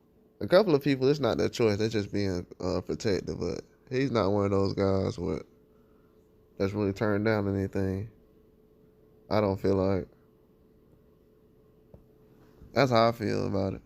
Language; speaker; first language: English; native; English